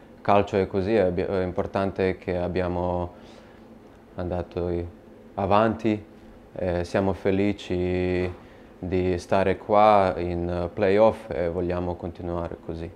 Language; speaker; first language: Italian; non-native, fluent; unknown